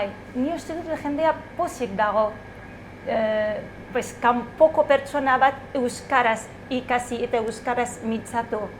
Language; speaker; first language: Basque; non-native, learner; Arabic